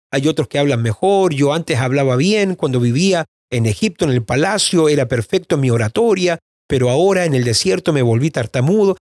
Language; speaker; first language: Spanish; native; Spanish